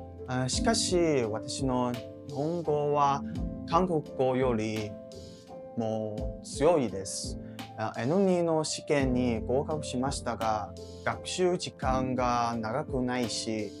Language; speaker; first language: Japanese; non-native, learner; Hakka Chinese